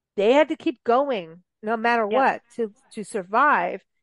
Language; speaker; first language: English; native; English